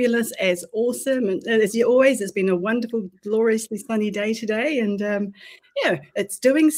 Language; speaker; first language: English; native; English